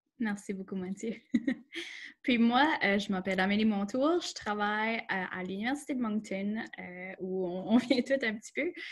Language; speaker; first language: French; native; French